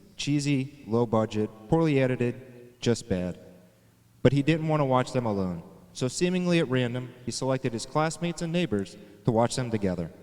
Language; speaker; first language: English; native; English